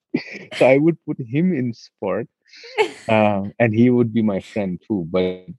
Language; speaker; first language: English; non-native, local second language; Hindi